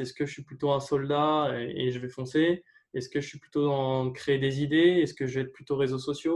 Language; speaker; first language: French; native; French